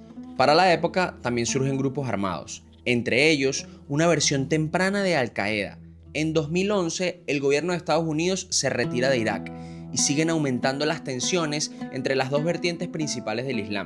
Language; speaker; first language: Spanish; native; Spanish